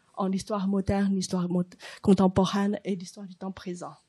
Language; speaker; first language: French; non-native, fluent; Chinese